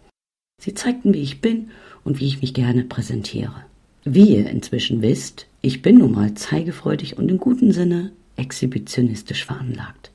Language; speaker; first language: German; native; German